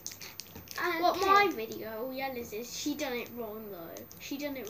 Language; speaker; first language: English; native; English